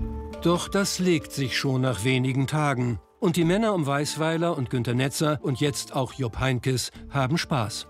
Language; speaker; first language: German; native; German